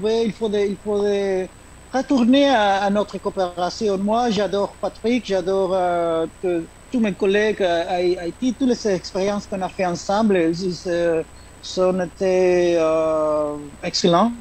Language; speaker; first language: French; non-native, fluent; Spanish